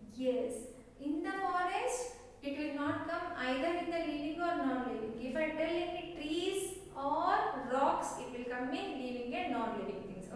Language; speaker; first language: English; non-native, local second language; Kannada